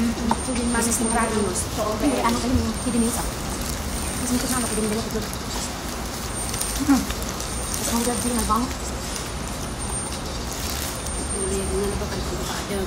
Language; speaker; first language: Indonesian; non-native, learner; Filipino